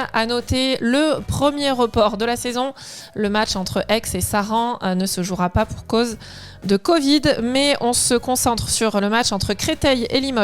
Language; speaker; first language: French; native; French